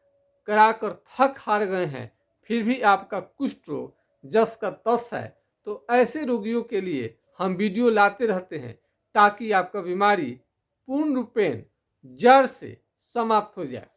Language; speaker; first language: Hindi; non-native, local second language; Bhojpuri